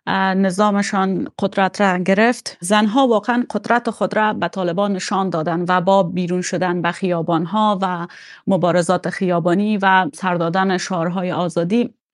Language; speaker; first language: Persian; native; Persian